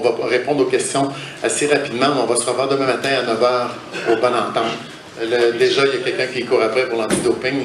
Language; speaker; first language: French; native; French